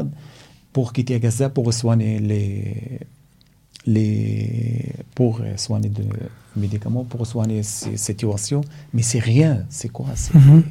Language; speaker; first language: French; non-native, fluent; Arabic